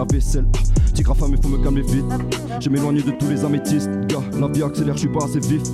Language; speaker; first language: French; native; French